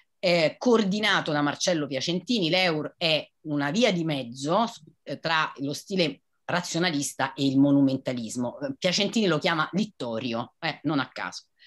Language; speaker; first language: Italian; native; Italian